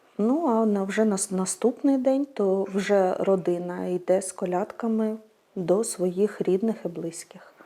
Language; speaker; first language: Ukrainian; native; Ukrainian